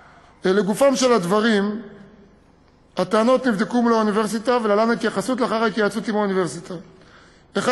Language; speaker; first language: Hebrew; native; Hebrew